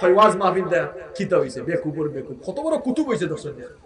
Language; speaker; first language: Bangla; non-native, local second language; Sylheti